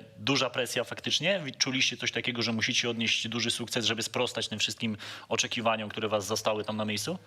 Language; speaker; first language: Polish; native; Polish